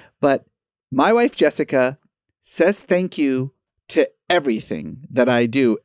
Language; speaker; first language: English; early bilingual, other home language; Persian